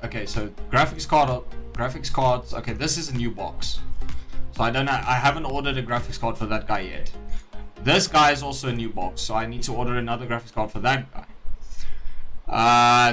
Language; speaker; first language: English; non-native, local second language; Afrikaans